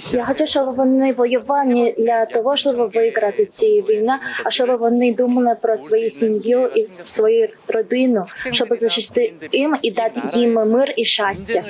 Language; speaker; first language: Ukrainian; non-native, learner; Korean